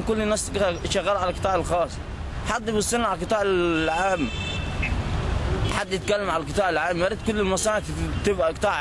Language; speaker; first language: Arabic; native; Arabic